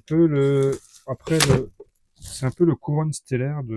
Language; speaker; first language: French; native; French